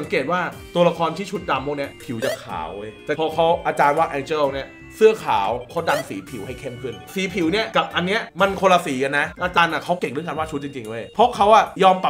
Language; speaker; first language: Thai; native; Thai